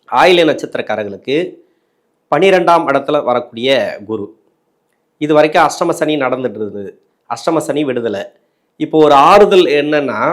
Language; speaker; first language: Tamil; native; Tamil